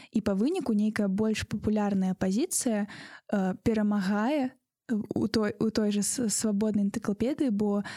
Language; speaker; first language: Belarusian; non-native, local second language; Russian